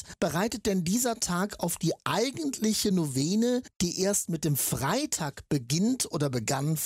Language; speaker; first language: German; native; German